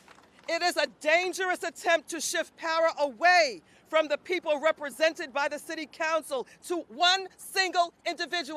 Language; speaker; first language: English; native; English